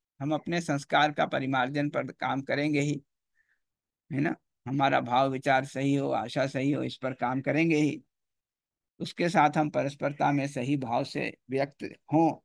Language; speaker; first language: Hindi; native; Hindi